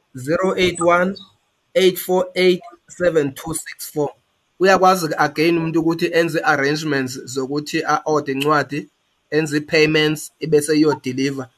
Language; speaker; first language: Xhosa; native; Xhosa